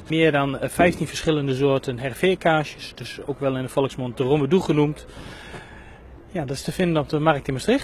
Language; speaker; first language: Dutch; native; Dutch